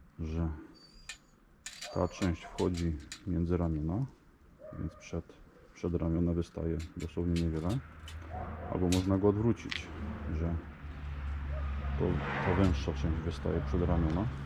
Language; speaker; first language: Polish; native; Polish